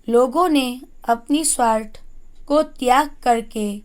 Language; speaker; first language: Hindi; non-native, local second language; Assamese